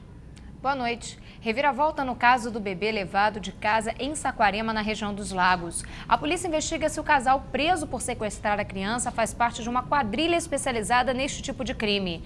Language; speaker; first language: Portuguese; native; Portuguese